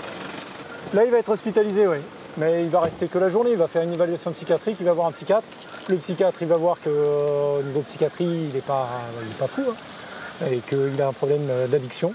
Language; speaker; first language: French; native; French